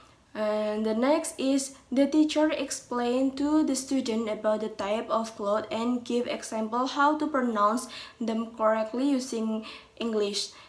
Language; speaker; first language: English; non-native, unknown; Indonesian